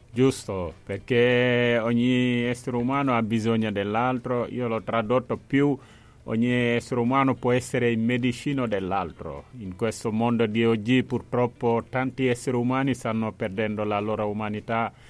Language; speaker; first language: Italian; non-native, fluent; Wolof